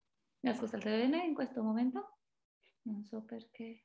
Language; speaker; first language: Italian; non-native, fluent; Spanish